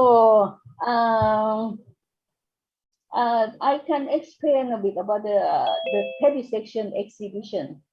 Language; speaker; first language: English; non-native, fluent; Thai